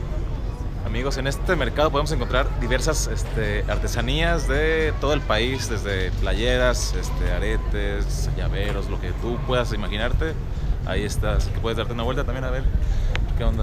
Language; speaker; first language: Spanish; native; Spanish